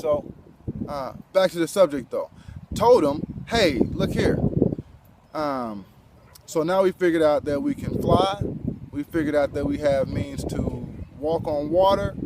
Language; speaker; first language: English; native; English